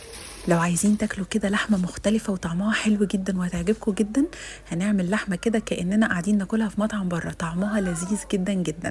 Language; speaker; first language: Arabic; native; Arabic